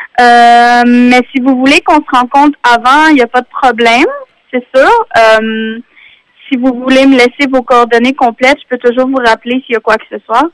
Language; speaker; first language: French; native; French